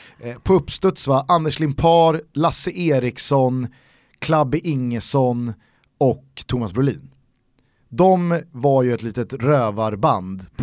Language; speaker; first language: Swedish; native; Swedish